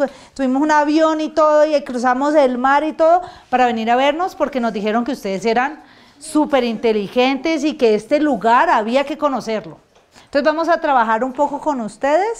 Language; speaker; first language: Spanish; non-native, fluent; French